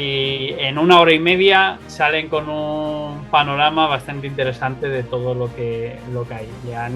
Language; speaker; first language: Spanish; native; Spanish